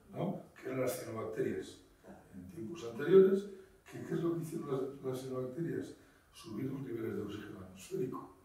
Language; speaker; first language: Spanish; native; Spanish